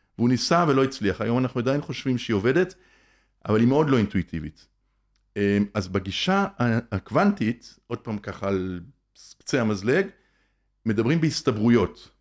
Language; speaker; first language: Hebrew; native; Hebrew